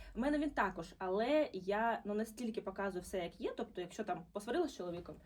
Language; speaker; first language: Ukrainian; non-native, local second language; Russian